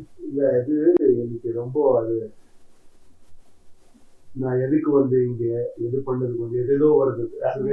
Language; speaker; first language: Tamil; non-native, learner; Kannada